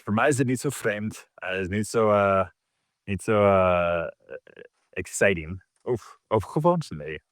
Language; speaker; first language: Dutch; non-native, learner; English